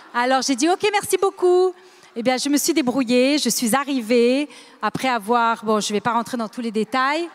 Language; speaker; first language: French; native; French